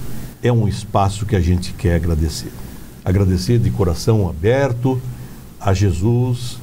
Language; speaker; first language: Portuguese; native; Portuguese